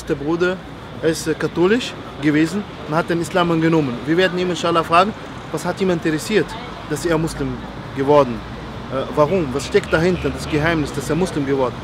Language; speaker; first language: German; non-native, learner; Arabic